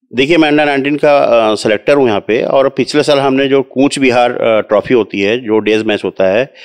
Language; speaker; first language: Hindi; native; Hindi